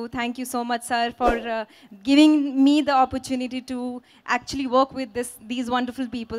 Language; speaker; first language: Telugu; non-native, fluent; Hindi